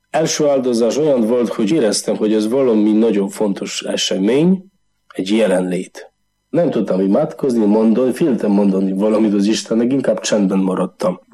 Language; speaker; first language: Hungarian; non-native, learner; Polish